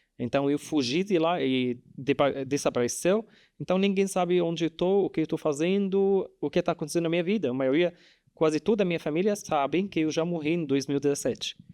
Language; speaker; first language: Portuguese; non-native, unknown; Arabic